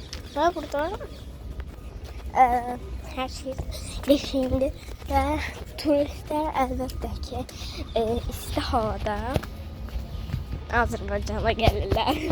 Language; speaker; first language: Turkish; non-native, learner; Azerbaijani